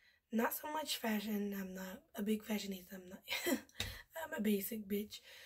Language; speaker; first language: English; early bilingual, other home language; Spanish